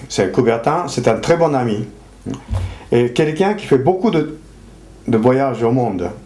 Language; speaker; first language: French; non-native, fluent; Japanese